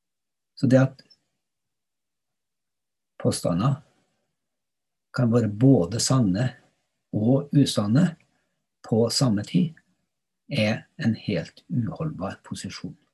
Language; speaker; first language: Norwegian; native; Norwegian